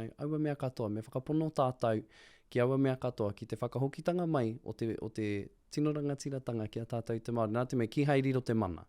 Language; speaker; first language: Māori; non-native, local second language; English